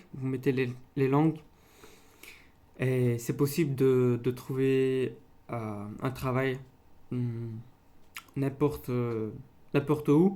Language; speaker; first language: French; non-native, local second language; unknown